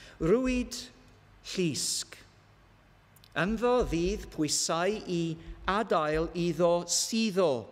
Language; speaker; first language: Welsh; non-native, learner; English